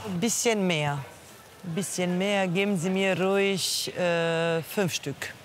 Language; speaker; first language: German; non-native, fluent; Croatian